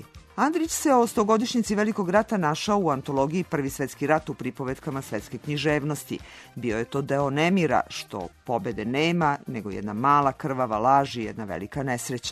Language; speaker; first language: Serbian; native; Serbian